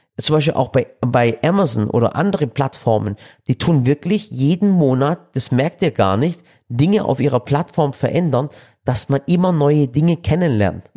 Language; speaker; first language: German; early bilingual, other home language; Turkish